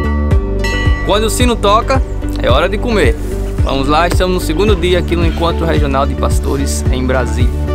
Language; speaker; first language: Portuguese; native; Portuguese